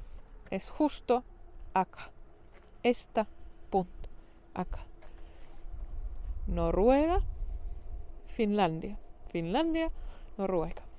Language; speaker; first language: Spanish; non-native, learner; Finnish